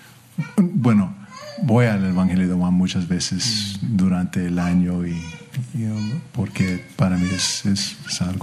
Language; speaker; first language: Spanish; early bilingual, heritage; English